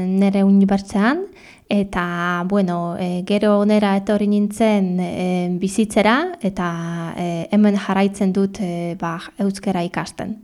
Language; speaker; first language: Basque; non-native, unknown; Polish